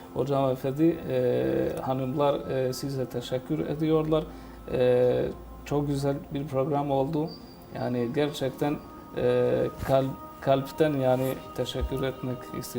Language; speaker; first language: Turkish; non-native, fluent; Albanian